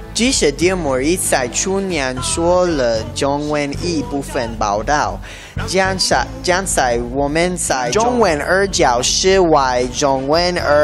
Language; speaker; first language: Chinese; non-native, learner; English